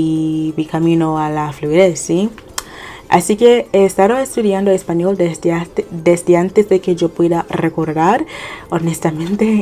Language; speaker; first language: Spanish; non-native, fluent; English